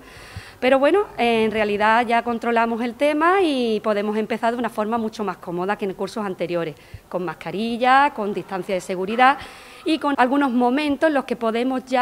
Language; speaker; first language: Spanish; native; Spanish